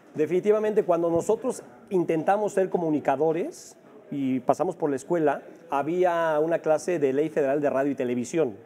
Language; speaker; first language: Spanish; native; Spanish